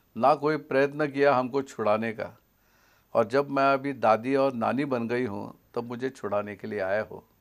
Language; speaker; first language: Hindi; non-native, local second language; Marathi